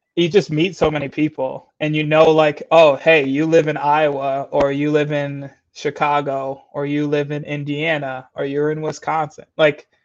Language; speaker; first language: English; native; English